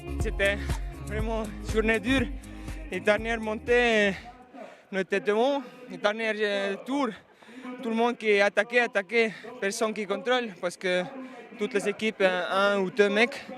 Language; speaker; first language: French; non-native, learner; Estonian